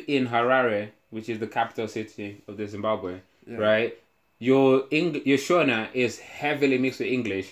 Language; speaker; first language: English; non-native, local second language; Shona